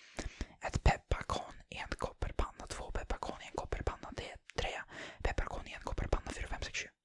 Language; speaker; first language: Swedish; non-native, learner; Finnish